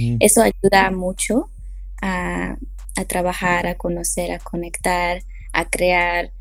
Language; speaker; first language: Spanish; early bilingual, heritage; Spanish